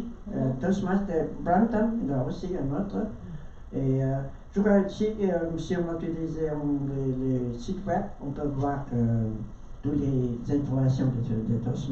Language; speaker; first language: French; non-native, learner; Vietnamese